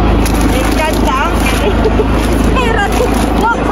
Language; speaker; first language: Spanish; non-native, learner; Filipino